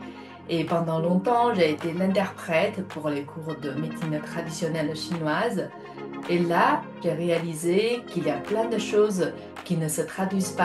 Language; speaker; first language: French; non-native, fluent; Chinese